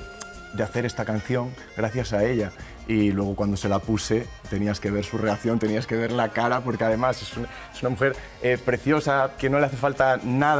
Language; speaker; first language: Spanish; native; Spanish